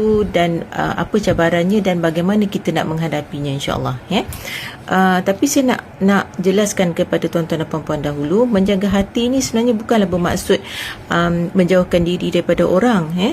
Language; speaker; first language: Malay; native; Malay